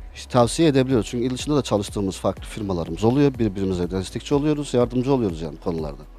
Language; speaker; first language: Turkish; native; Turkish